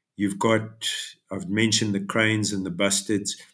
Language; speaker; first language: English; native; English